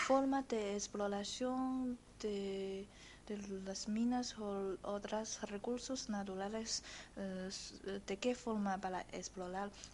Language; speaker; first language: Spanish; non-native, fluent; Chinese